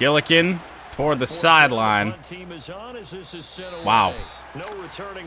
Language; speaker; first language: English; native; English